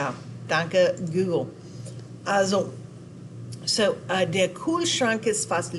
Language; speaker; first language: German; non-native, fluent; English